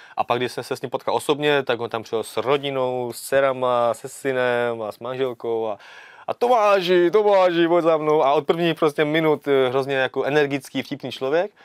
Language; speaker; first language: Czech; early bilingual, other home language; Vietnamese